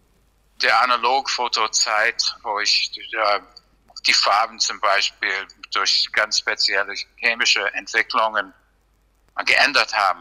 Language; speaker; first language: German; non-native, fluent; English